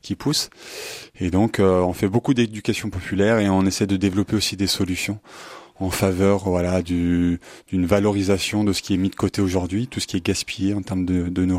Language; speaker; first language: French; native; French